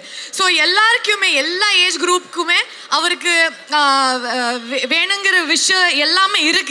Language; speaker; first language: Tamil; non-native, learner; Kannada